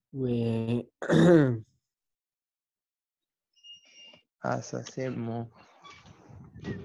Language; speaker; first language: French; non-native, learner; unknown